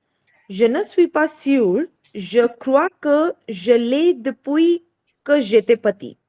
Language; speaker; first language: French; non-native, learner; Hindi